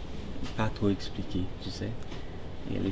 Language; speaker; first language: French; non-native, local second language; Haitian Creole